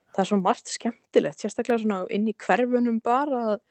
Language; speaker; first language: Icelandic; native; Icelandic